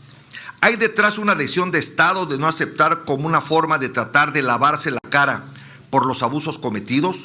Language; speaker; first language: Spanish; native; Spanish